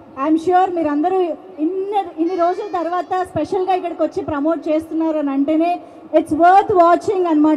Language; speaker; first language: Telugu; native; Telugu